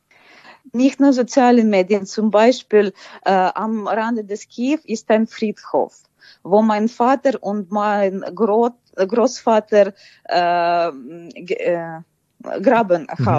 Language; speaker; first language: German; non-native, fluent; Ukrainian